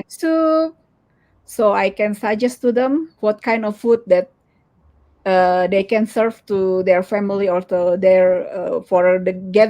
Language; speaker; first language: English; non-native, learner; Indonesian